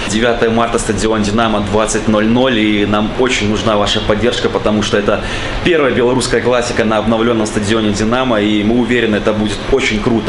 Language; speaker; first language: Russian; native; Russian